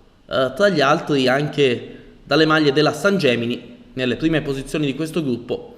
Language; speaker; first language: Italian; native; Italian